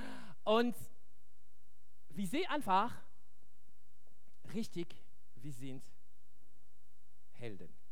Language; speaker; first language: German; non-native, fluent; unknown